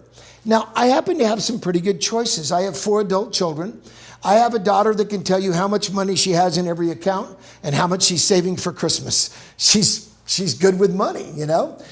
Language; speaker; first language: English; native; English